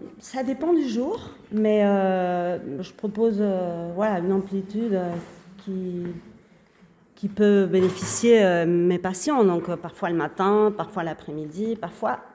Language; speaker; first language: French; non-native, fluent; Spanish